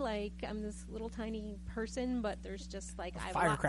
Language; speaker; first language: English; native; English